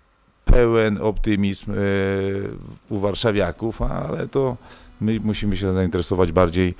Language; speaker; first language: Polish; native; Polish